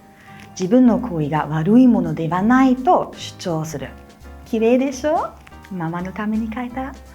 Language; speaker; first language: Japanese; non-native, fluent; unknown